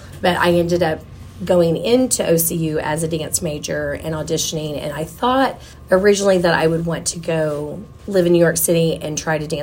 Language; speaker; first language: English; native; English